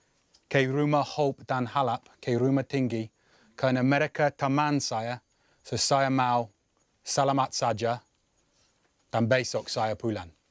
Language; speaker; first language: Indonesian; non-native, learner; English